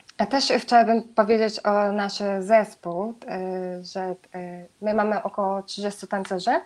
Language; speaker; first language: Polish; non-native, fluent; Japanese